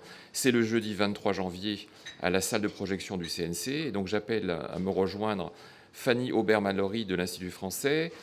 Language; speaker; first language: French; native; French